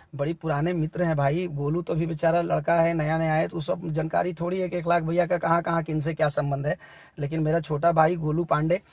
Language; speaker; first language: Hindi; native; Hindi